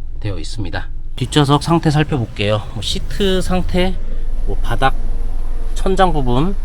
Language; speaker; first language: Korean; native; Korean